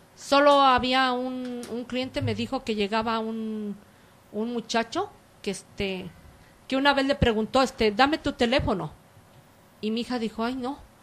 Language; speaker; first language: Spanish; native; Spanish